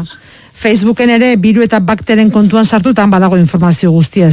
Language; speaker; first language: Basque; native; Basque